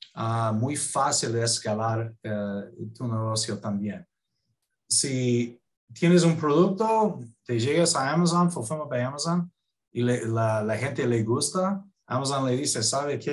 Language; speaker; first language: Spanish; non-native, fluent; English